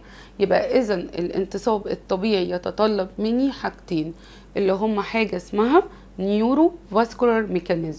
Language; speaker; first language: Arabic; native; Arabic